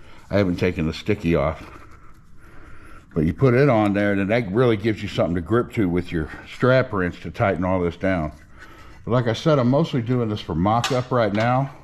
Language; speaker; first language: English; native; English